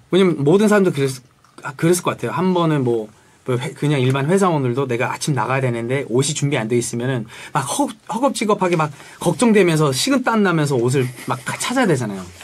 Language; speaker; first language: Korean; early bilingual, heritage; Korean